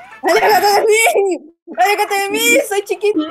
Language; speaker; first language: Spanish; native; Spanish